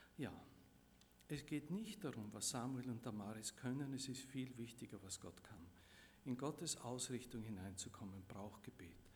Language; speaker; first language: German; native; German